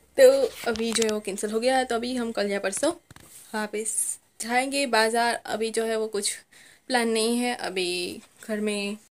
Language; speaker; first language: Hindi; non-native, local second language; Gujarati